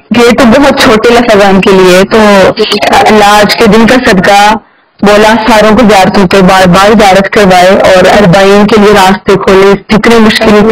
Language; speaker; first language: Urdu; native; Urdu